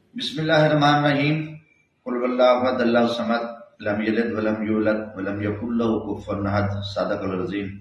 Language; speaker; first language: Urdu; non-native, local second language; Saraiki